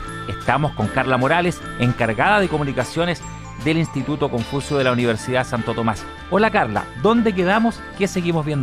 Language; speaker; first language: Spanish; native; Spanish